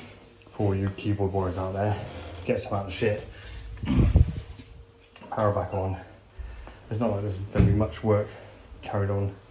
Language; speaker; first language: English; native; English